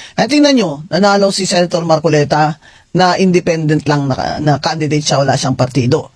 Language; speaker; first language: Filipino; non-native, local second language; Hiligaynon